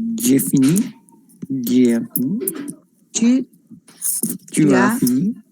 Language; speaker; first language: French; non-native, learner; Spanish